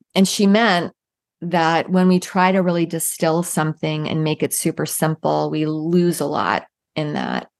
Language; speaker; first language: English; native; English